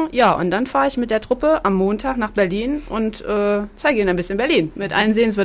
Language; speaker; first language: German; native; German